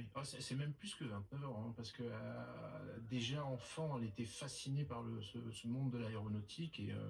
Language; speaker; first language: French; native; French